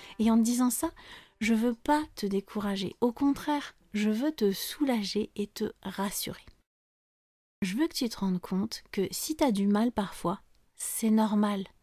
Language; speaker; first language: French; native; French